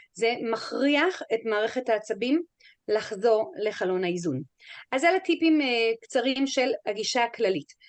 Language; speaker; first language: Hebrew; non-native, fluent; English